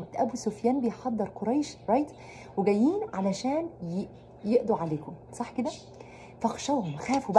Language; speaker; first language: Arabic; native; Arabic